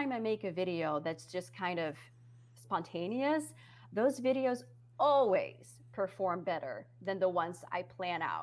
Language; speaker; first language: English; non-native, fluent; Dutch